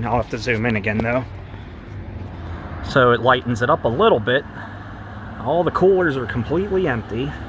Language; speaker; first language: English; native; English